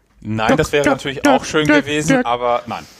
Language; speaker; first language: German; native; German